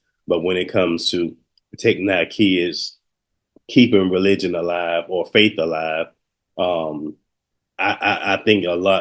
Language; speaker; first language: English; native; English